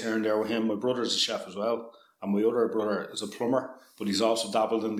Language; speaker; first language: English; native; English